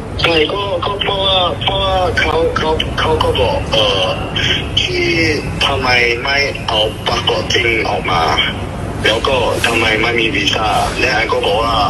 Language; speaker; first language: Thai; non-native, learner; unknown